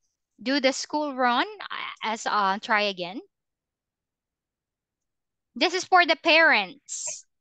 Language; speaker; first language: English; non-native, fluent; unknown